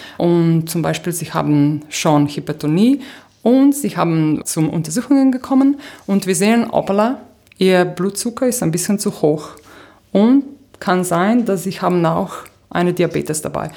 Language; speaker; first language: German; non-native, fluent; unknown